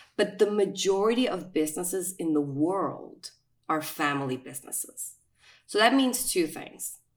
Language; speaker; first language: English; non-native, fluent; Spanish